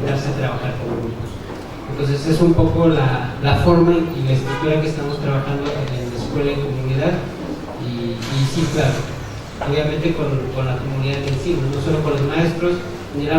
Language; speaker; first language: Spanish; non-native, local second language; Tzotzil